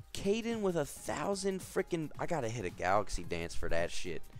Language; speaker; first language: English; native; English